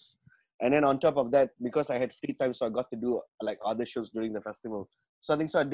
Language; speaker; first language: English; non-native, local second language; Tamil